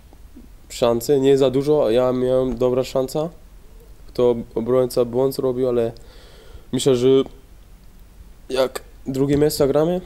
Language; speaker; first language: Polish; early bilingual, heritage; Polish